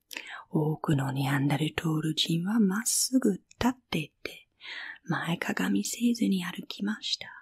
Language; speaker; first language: Japanese; non-native, fluent; English